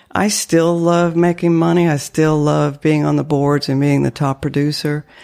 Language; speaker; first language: English; early bilingual, other home language; French